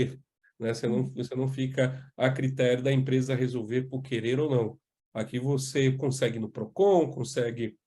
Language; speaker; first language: Portuguese; native; Portuguese